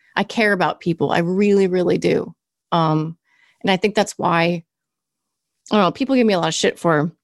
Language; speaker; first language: English; native; English